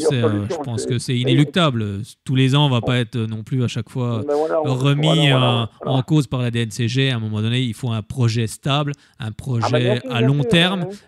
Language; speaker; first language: French; native; French